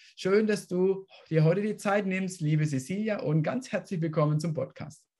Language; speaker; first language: German; native; German